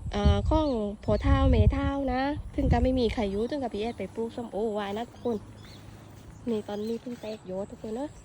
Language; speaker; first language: Thai; non-native, local second language; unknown